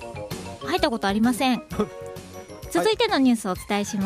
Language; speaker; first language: Japanese; native; Japanese